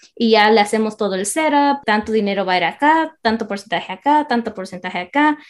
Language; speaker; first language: Spanish; early bilingual, heritage; Spanish